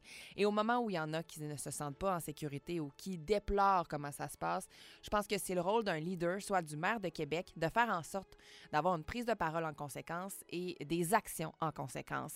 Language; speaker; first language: French; native; French